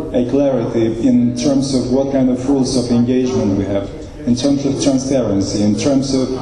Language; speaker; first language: English; non-native, fluent; Romanian